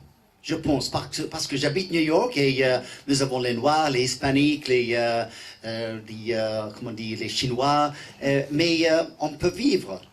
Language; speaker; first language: French; non-native, learner; English